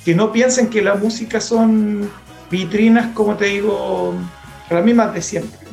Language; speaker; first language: Spanish; native; Spanish